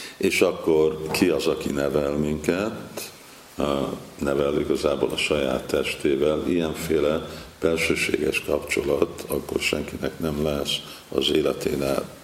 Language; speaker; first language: Hungarian; non-native, fluent; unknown